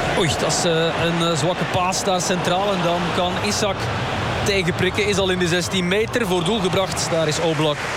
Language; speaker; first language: Dutch; native; Dutch